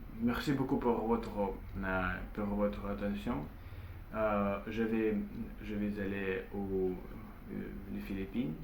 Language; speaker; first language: French; non-native, learner; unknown